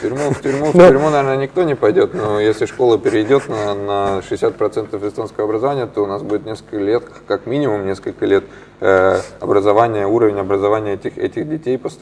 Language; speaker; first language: Russian; native; Russian